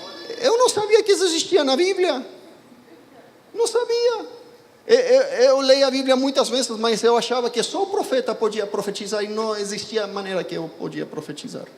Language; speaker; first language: Portuguese; non-native, fluent; Spanish